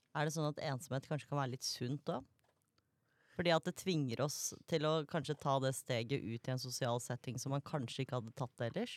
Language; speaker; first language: Norwegian; native; Norwegian